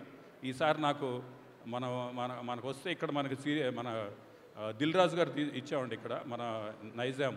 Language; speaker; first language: Telugu; native; Telugu